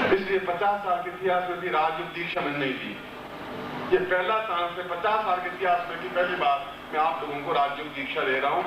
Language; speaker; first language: Hindi; native; Hindi